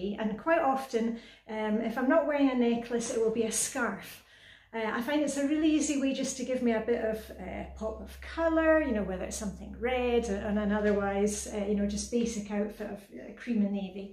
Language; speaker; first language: English; native; English